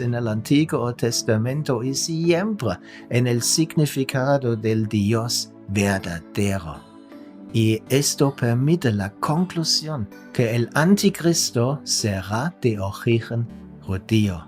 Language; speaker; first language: Spanish; non-native, fluent; German